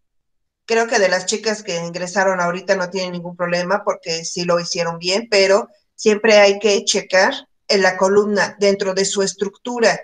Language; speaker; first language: Spanish; native; Spanish